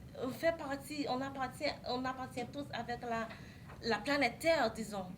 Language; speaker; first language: French; non-native, local second language; Haitian Creole